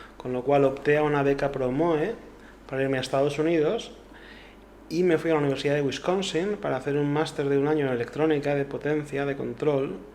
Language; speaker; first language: Spanish; native; Spanish